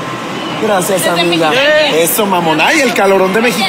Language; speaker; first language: Spanish; native; Spanish